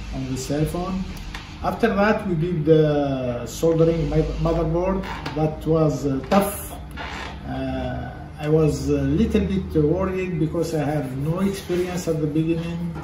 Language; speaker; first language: English; non-native, fluent; French